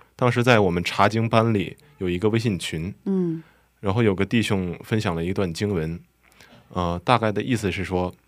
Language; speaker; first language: Chinese; native; Chinese